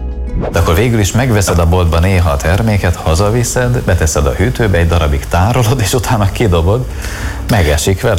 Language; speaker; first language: Hungarian; native; Hungarian